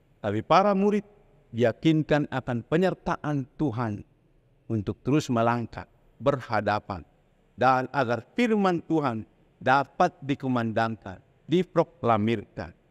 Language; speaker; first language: Indonesian; non-native, local second language; Batak Toba